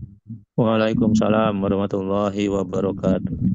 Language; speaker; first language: Arabic; non-native, learner; Indonesian